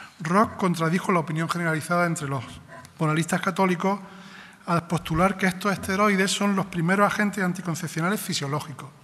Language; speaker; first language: Spanish; native; Spanish